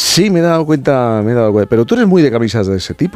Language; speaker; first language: Spanish; native; Spanish